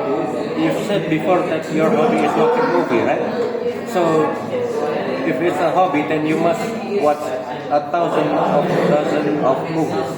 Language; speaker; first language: English; non-native, fluent; Indonesian